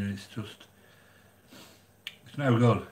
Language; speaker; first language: English; native; English